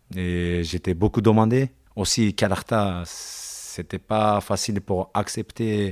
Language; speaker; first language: French; non-native, learner; Japanese